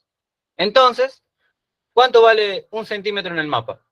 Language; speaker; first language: Spanish; native; Spanish